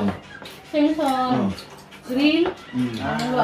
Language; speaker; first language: Korean; non-native, learner; Filipino